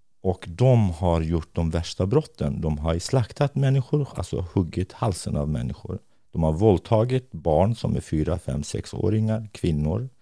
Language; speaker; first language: Swedish; non-native, fluent; Kurdish